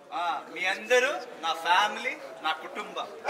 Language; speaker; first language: Telugu; non-native, local second language; Hindi